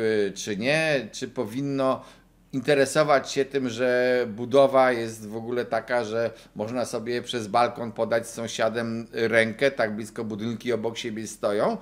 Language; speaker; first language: Polish; native; Polish